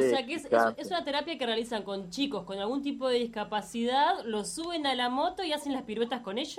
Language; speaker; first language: Spanish; native; Spanish